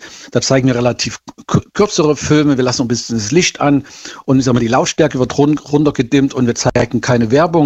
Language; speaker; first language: German; native; German